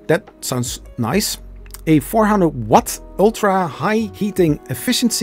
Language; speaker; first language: English; non-native, fluent; Dutch